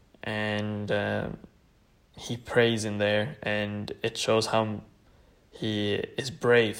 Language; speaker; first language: English; non-native, fluent; Tamil